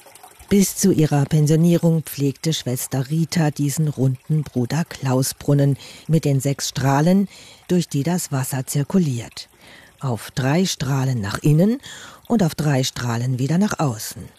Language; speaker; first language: German; native; German